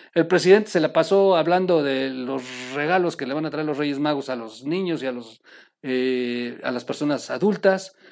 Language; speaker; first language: Spanish; native; Spanish